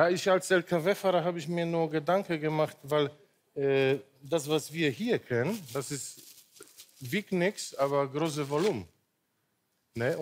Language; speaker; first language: German; non-native, local second language; Polish